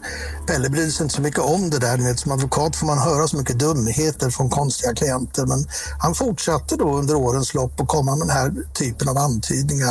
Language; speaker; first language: Swedish; native; Swedish